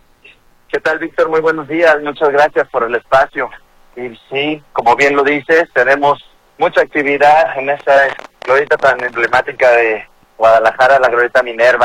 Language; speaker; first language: Spanish; native; Spanish